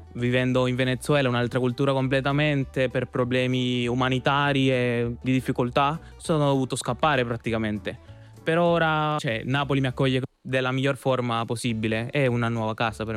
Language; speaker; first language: Italian; non-native, fluent; Spanish